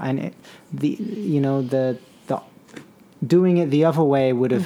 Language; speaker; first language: English; native; English